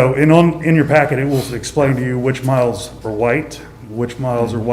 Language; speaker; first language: English; native; English